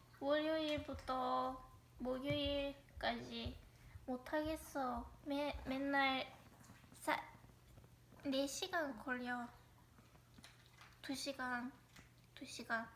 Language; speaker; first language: Korean; non-native, learner; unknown